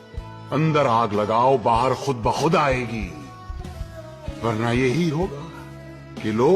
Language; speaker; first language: Urdu; native; Urdu